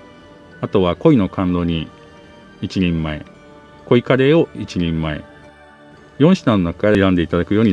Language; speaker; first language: Japanese; native; Japanese